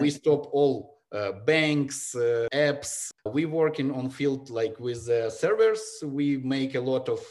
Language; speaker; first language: English; non-native, learner; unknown